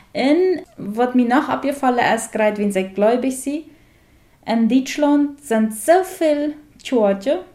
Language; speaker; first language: German; non-native, fluent; Plautdietsch